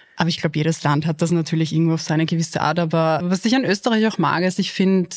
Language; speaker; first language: German; early bilingual, other home language; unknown